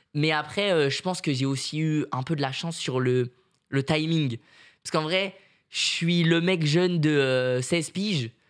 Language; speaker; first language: French; native; French